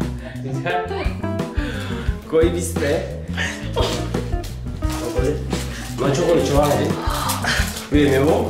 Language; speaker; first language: Korean; non-native, fluent; Russian